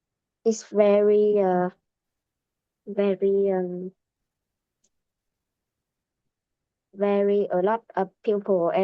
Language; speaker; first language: English; non-native, learner; Vietnamese